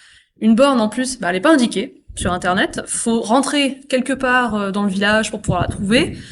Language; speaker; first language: French; native; French